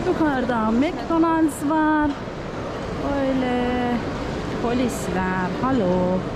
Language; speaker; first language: Turkish; non-native, learner; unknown